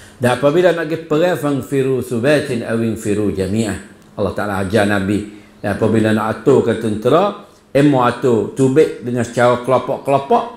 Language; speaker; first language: Malay; native; Malay